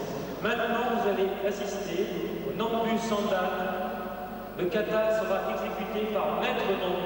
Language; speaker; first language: French; native; French